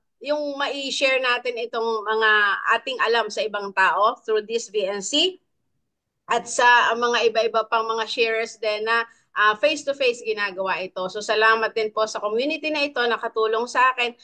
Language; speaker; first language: Filipino; native; Filipino